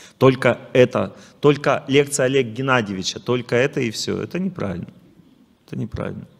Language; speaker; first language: Russian; native; Russian